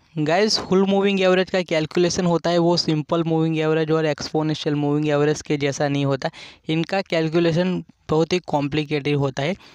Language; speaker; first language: Hindi; non-native, local second language; Gujarati